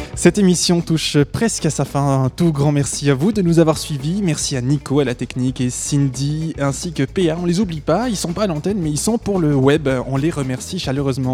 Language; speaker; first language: French; native; French